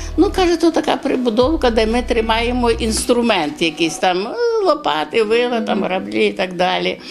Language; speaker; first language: Ukrainian; native; Ukrainian